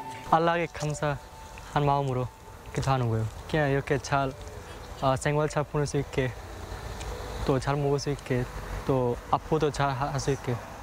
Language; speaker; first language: Korean; non-native, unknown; Bangla